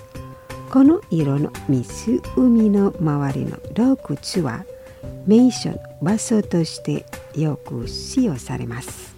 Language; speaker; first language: Japanese; non-native, fluent; Indonesian